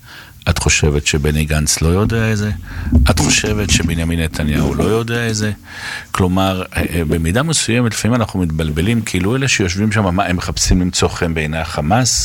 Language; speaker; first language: Hebrew; native; Hebrew